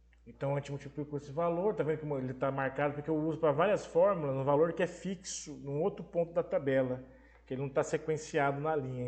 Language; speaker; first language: Portuguese; native; Portuguese